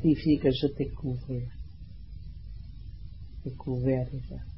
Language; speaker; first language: French; non-native, learner; Vietnamese